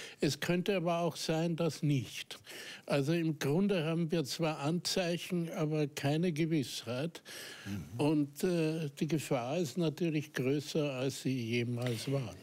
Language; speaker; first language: German; native; German